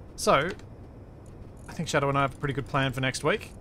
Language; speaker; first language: English; native; English